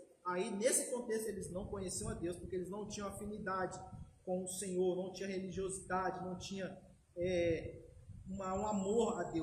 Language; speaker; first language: Portuguese; native; Portuguese